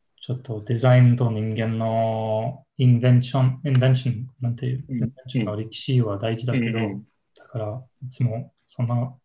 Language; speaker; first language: Japanese; non-native, learner; English